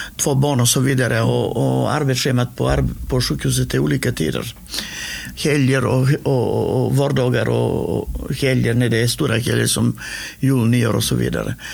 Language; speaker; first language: Swedish; non-native, fluent; Macedonian